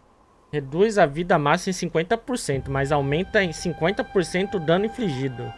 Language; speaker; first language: Portuguese; native; Portuguese